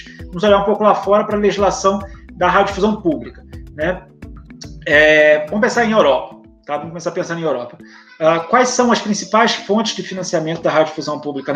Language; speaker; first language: Portuguese; native; Portuguese